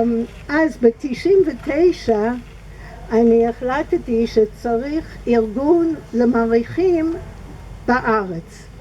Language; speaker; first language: Hebrew; non-native, fluent; English